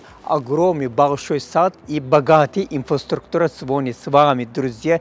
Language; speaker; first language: Russian; non-native, learner; Turkish